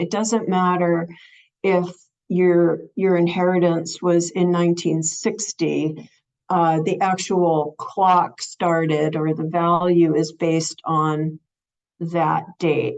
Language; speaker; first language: English; native; English